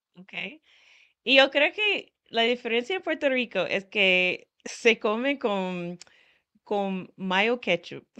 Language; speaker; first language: Spanish; non-native, fluent; English